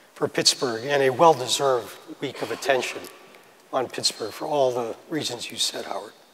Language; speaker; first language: English; native; English